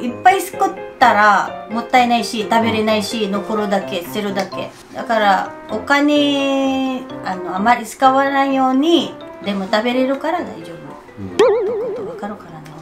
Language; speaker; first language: Japanese; non-native, learner; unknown